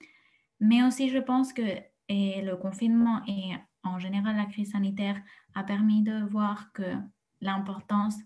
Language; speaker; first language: French; non-native, fluent; Spanish